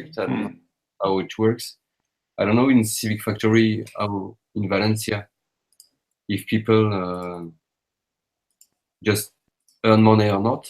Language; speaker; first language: English; non-native, learner; French